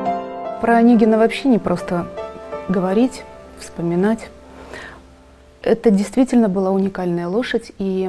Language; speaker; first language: Russian; native; Russian